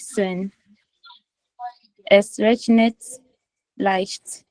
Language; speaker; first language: German; non-native, learner; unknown